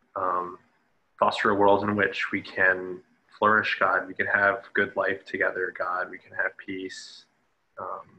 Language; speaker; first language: English; native; English